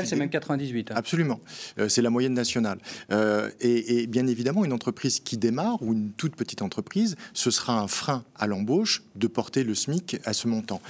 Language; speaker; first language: French; native; French